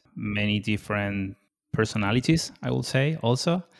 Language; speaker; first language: English; non-native, fluent; Spanish